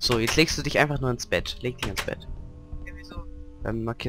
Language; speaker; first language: German; native; German